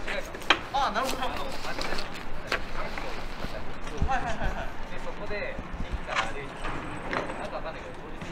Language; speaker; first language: Japanese; native; Japanese